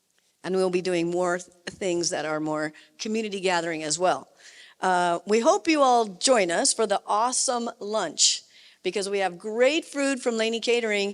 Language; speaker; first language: English; native; English